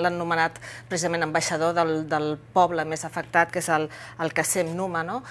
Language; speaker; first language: Catalan; native; Catalan